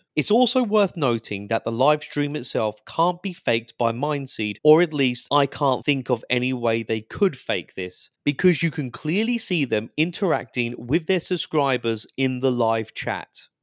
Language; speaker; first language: English; native; English